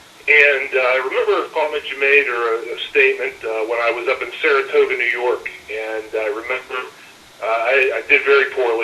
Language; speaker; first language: English; native; English